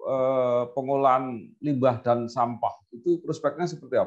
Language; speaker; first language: Indonesian; native; Indonesian